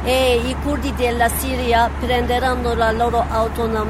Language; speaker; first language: Italian; non-native, fluent; Turkish